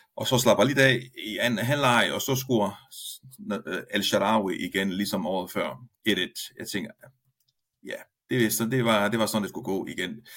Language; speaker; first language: Danish; non-native, fluent; Italian